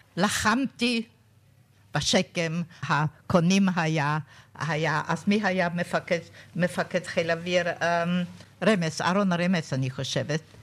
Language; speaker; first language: Hebrew; non-native, fluent; German